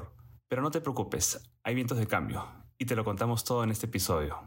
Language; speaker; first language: Spanish; native; Spanish